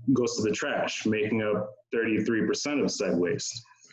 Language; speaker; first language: English; native; English